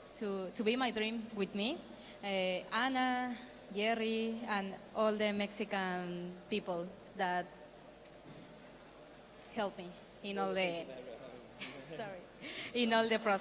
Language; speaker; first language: English; non-native, learner; Spanish